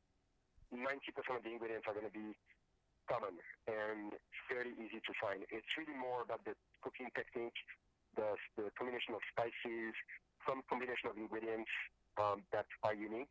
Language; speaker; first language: English; non-native, fluent; French